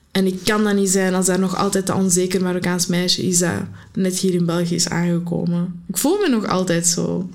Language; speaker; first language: Dutch; early bilingual, other home language; Arabic